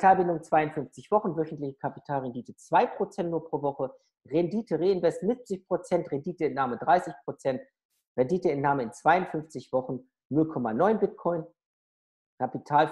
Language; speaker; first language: German; native; German